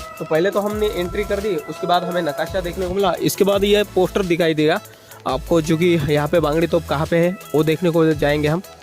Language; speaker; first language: Hindi; non-native, local second language; Marathi